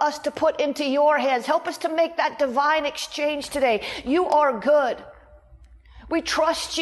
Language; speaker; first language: English; native; English